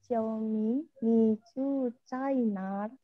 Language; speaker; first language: Chinese; non-native, learner; Indonesian